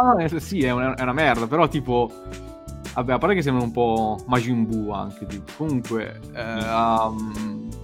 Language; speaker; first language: Italian; native; Italian